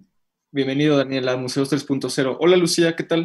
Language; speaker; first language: Spanish; native; Spanish